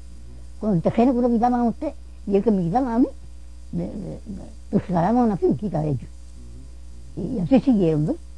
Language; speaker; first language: Spanish; native; Spanish